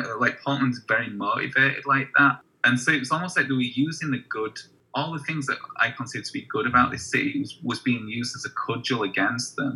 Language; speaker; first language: English; native; English